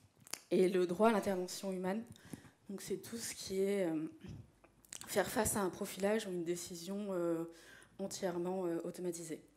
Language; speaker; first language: French; native; French